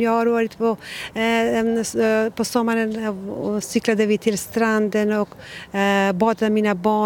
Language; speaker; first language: Swedish; non-native, learner; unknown